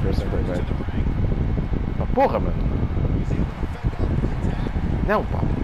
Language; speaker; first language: Portuguese; native; Portuguese